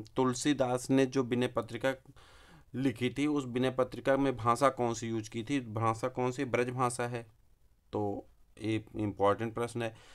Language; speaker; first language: Hindi; native; Hindi